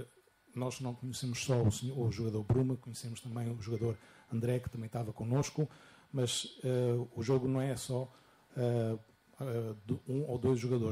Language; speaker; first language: Portuguese; non-native, fluent; Greek